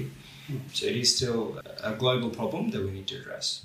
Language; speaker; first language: English; non-native, local second language; Bangla